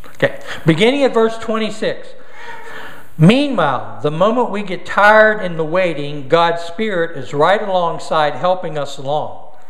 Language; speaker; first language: English; native; English